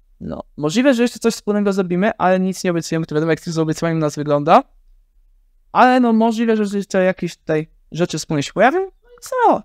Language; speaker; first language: Polish; native; Polish